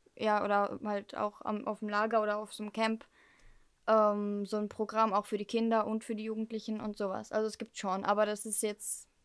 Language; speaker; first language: German; early bilingual, heritage; German